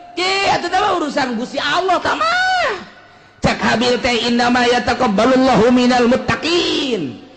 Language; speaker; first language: Sundanese; native; Sundanese